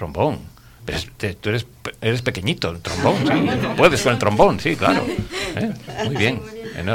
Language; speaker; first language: Spanish; native; Spanish